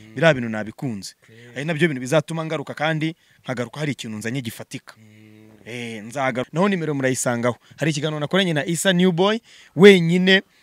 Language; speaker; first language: Kinyarwanda; native; Kinyarwanda